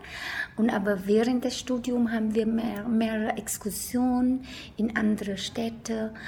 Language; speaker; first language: German; non-native, fluent; Vietnamese